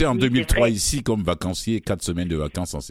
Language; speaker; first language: French; native; French